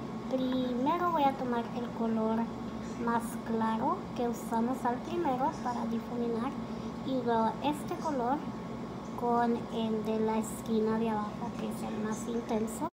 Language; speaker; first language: Spanish; early bilingual, heritage; Spanish